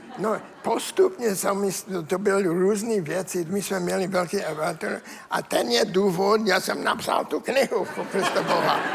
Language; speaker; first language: Czech; non-native, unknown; English